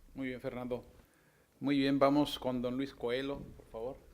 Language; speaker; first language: Spanish; native; Spanish